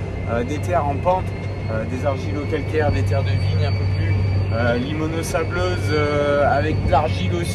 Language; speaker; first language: French; native; French